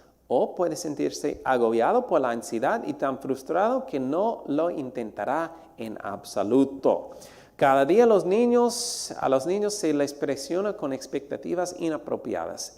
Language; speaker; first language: Spanish; non-native, fluent; English